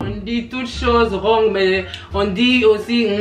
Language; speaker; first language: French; early bilingual, heritage; French